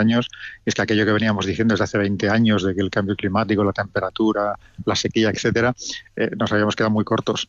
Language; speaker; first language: Spanish; native; Spanish